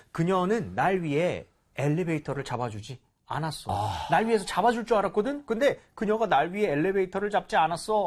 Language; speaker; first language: Korean; native; Korean